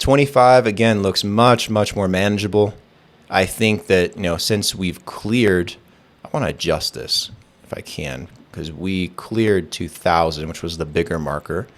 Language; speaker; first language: English; native; English